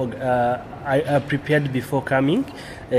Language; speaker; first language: English; non-native, local second language; Kinyarwanda